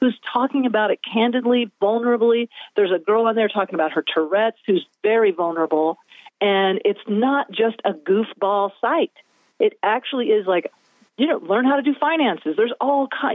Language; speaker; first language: English; native; English